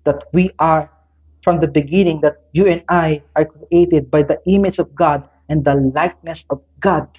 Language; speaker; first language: English; non-native, local second language; Filipino